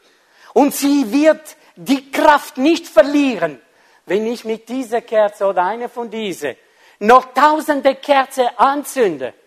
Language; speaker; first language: German; non-native, fluent; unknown